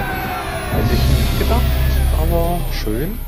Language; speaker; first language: German; native; German